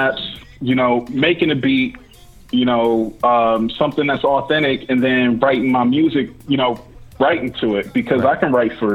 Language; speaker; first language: English; native; English